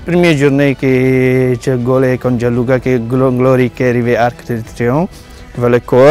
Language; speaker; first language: French; non-native, learner; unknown